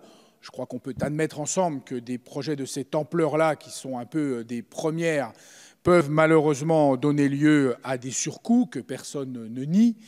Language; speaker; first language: French; native; French